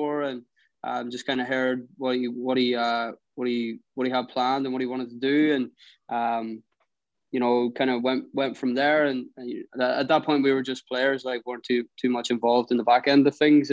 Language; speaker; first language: English; native; English